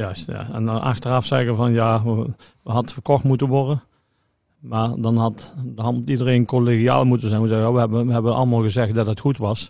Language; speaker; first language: Dutch; native; Dutch